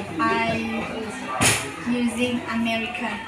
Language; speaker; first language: English; non-native, learner; Indonesian